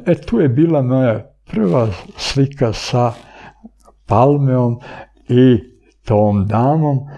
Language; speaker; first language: Serbian; early bilingual, other home language; Bulgarian